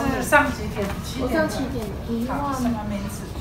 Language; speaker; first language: Chinese; native; Chinese